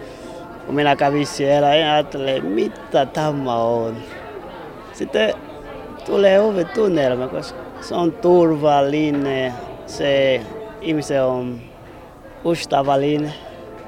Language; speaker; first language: Finnish; non-native, learner; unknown